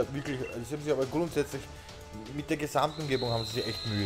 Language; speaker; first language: German; native; German